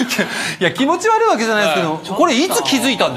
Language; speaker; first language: Japanese; native; Japanese